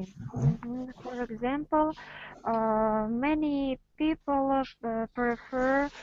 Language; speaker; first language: English; non-native, learner; Russian